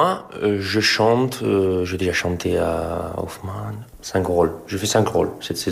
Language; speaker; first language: French; non-native, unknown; Spanish